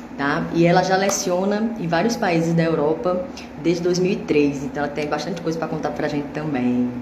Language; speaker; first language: Portuguese; native; Portuguese